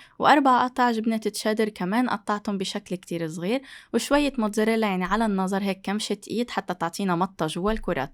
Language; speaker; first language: Arabic; native; Arabic